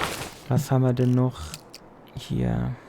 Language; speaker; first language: German; native; German